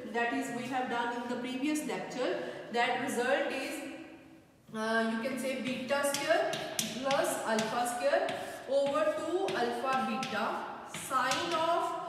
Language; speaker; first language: English; non-native, local second language; Hindi